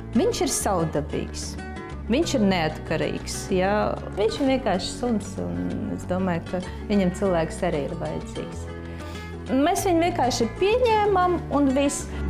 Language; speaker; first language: Latvian; non-native, local second language; Russian